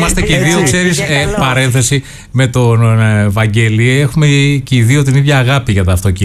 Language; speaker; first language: Greek; native; Greek